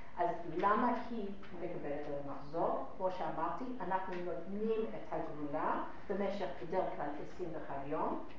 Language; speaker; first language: Hebrew; non-native, fluent; English